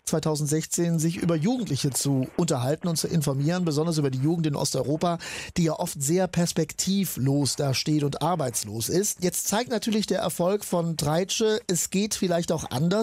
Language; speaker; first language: German; native; German